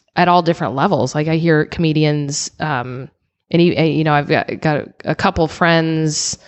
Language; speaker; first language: English; native; English